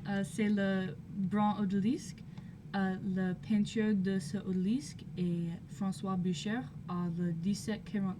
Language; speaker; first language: French; non-native, learner; English